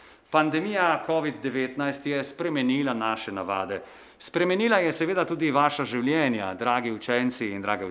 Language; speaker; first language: Slovenian; native; Slovenian